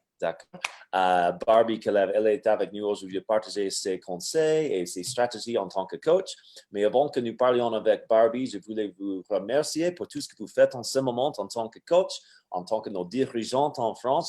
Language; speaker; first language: French; non-native, fluent; English